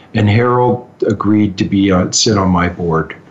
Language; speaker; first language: English; native; English